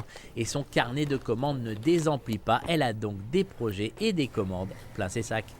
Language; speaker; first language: French; native; French